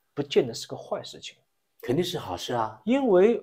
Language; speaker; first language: Chinese; native; Chinese